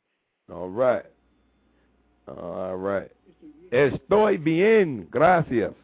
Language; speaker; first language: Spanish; non-native, learner; English